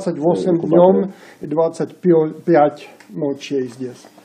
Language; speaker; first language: Russian; non-native, fluent; Czech